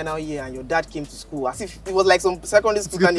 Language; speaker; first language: English; non-native, local second language; Yoruba